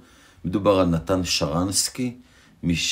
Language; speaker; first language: Hebrew; native; Hebrew